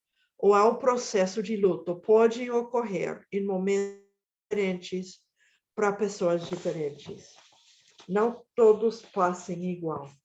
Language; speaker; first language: Portuguese; non-native, fluent; Spanish